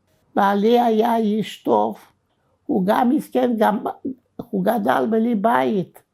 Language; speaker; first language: Hebrew; non-native, fluent; Romanian